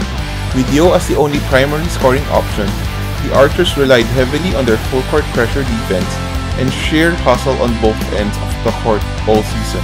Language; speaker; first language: English; non-native, local second language; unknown